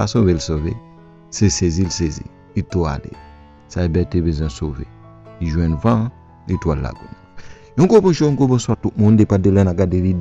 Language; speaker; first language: French; non-native, local second language; Haitian Creole